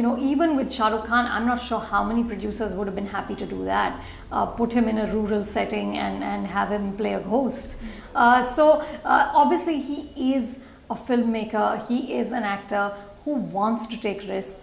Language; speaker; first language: English; non-native, local second language; Hindi